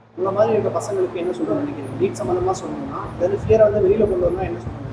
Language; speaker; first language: Tamil; native; Tamil